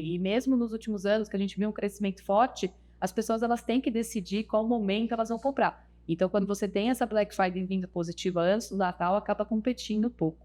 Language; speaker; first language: Portuguese; native; Portuguese